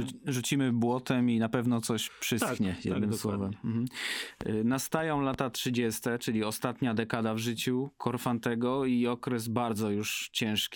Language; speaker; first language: Polish; native; Polish